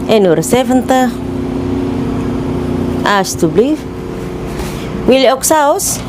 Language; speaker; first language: Dutch; non-native, learner; Indonesian